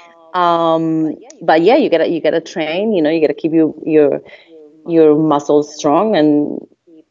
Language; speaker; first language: English; non-native, fluent; Spanish